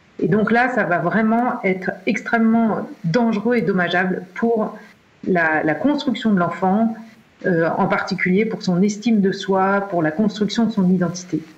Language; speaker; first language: French; native; French